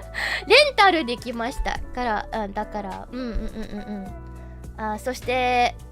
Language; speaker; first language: Japanese; non-native, learner; English